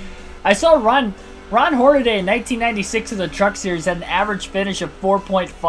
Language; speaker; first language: English; native; English